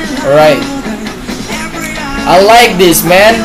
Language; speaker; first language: English; non-native, learner; Indonesian